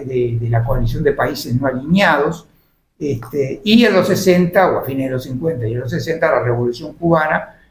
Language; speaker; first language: Spanish; native; Spanish